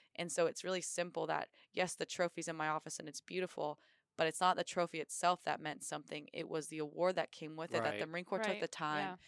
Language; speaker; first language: English; native; English